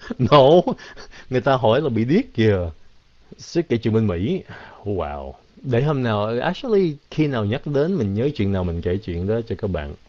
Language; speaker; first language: Vietnamese; early bilingual, heritage; Vietnamese